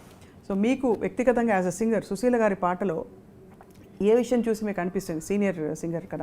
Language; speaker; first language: Telugu; native; Telugu